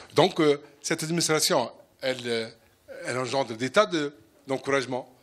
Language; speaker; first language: French; non-native, local second language; Arabic